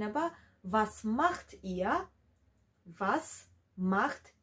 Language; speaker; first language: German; non-native, fluent; Georgian